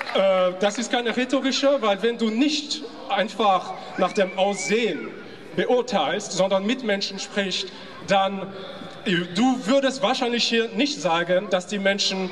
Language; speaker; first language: German; non-native, fluent; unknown